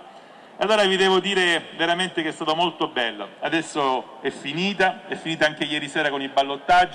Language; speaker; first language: Italian; native; Italian